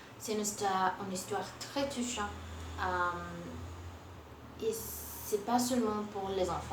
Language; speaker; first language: French; non-native, learner; Portuguese